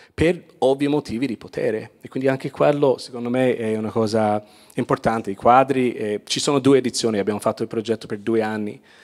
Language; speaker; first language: Italian; non-native, fluent; English